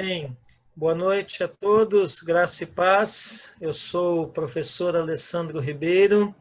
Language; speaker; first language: Portuguese; native; Portuguese